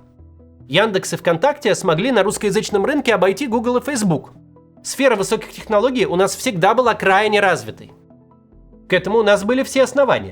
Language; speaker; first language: Russian; native; Russian